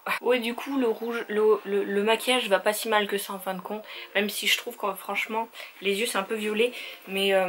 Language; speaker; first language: French; native; French